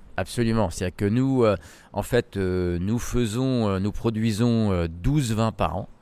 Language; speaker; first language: French; non-native, local second language; Arabic